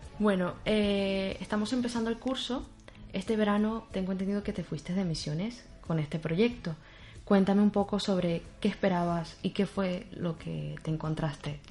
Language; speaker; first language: Spanish; native; Spanish